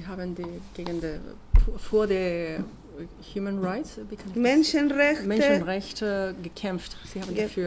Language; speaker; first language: German; non-native, learner; Spanish